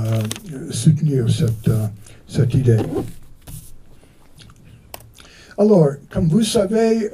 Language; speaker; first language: French; non-native, fluent; English